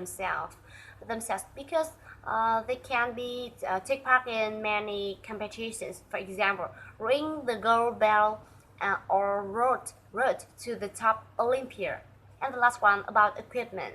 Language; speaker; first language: English; non-native, learner; Vietnamese